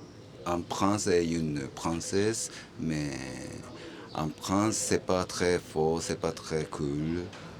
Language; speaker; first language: French; non-native, learner; Japanese